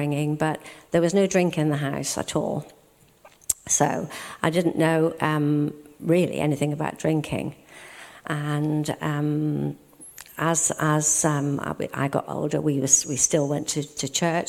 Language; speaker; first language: English; native; English